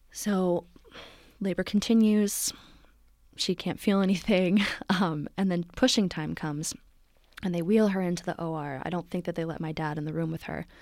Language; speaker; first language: English; native; English